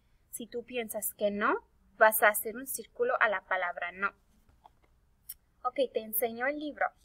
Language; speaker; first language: Spanish; early bilingual, heritage; Spanish